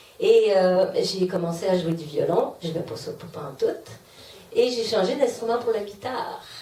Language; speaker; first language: French; native; French